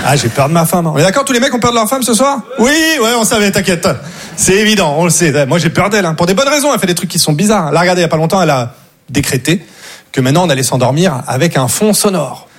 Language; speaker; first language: French; native; French